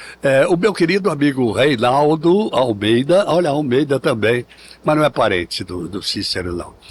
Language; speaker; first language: Portuguese; native; Portuguese